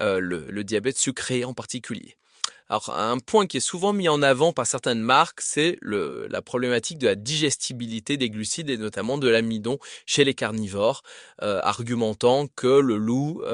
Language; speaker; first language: French; native; French